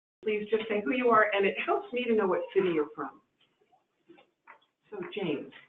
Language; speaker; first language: English; native; English